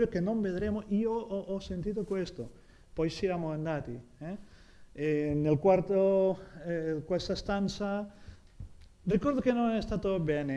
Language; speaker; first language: Italian; non-native, fluent; Catalan